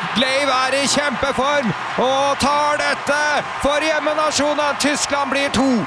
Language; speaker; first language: Norwegian; native; Norwegian